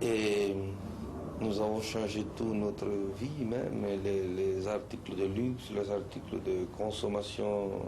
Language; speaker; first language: French; non-native, fluent; Spanish